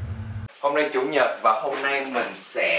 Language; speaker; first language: Vietnamese; early bilingual, heritage; Vietnamese